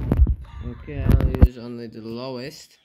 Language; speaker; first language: English; non-native, learner; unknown